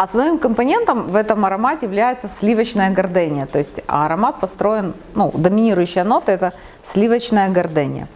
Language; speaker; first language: Russian; native; Russian